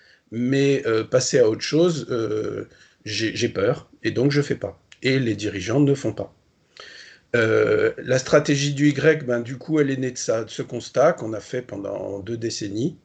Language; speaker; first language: French; native; French